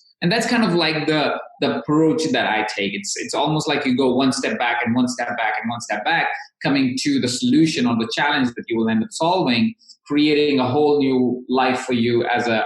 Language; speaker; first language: English; non-native, local second language; Hindi